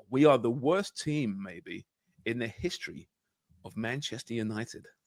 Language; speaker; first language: English; native; English